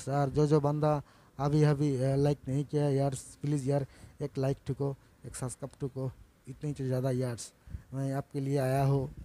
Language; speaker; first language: Hindi; non-native, learner; Bangla